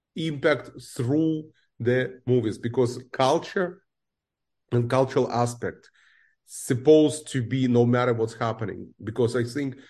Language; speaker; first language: English; non-native, fluent; Russian